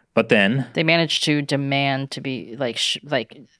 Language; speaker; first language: English; native; English